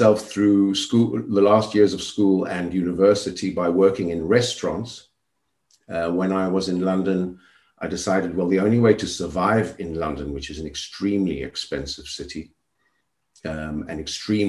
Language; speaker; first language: English; native; English